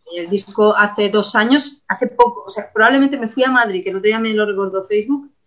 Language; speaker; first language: Spanish; native; Spanish